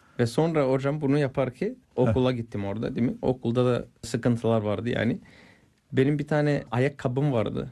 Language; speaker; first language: Turkish; non-native, fluent; Bulgarian